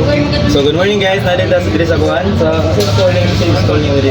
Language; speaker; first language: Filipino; non-native, local second language; Cebuano